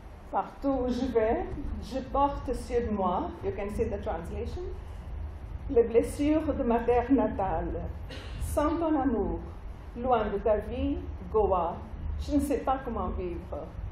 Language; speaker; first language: French; non-native, fluent; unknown